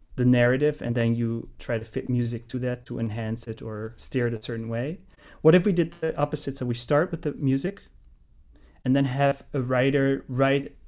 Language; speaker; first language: English; non-native, fluent; Dutch